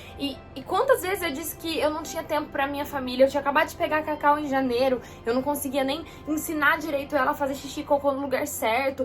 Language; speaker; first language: Portuguese; native; Portuguese